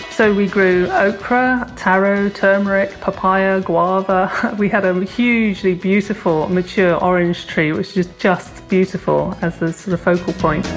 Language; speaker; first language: English; native; English